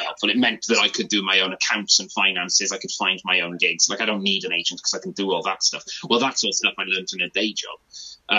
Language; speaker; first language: English; non-native, local second language; Welsh